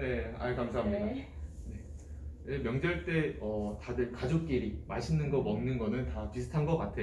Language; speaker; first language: Korean; native; Korean